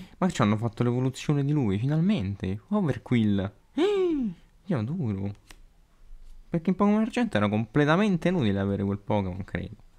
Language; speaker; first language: Italian; native; Italian